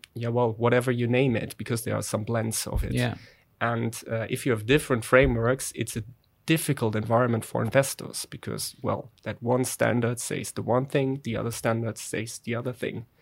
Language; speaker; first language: English; non-native, fluent; German